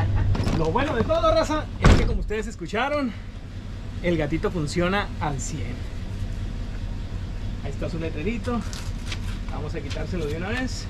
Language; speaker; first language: Spanish; native; Spanish